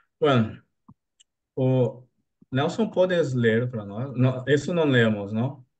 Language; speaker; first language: Spanish; non-native, learner; Portuguese